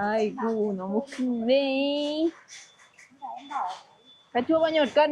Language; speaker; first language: Korean; non-native, learner; Vietnamese